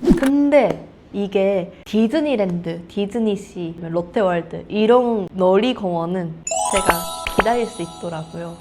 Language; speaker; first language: Korean; non-native, fluent; Japanese